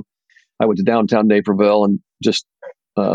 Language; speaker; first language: English; native; English